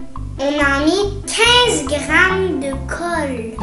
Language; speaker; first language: French; non-native, learner; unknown